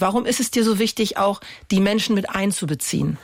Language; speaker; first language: German; native; German